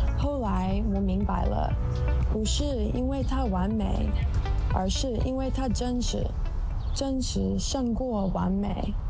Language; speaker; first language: Chinese; non-native, fluent; English